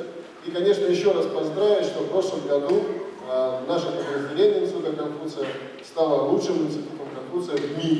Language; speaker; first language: Russian; native; Russian